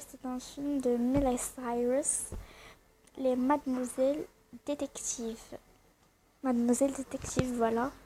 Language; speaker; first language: French; non-native, learner; Arabic